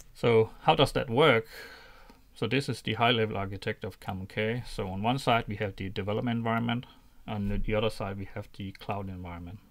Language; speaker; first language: English; non-native, fluent; Danish